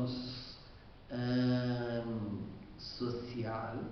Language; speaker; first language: Spanish; non-native, fluent; Portuguese